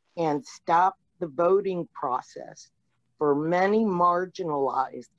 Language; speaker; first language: English; early bilingual, other home language; Spanish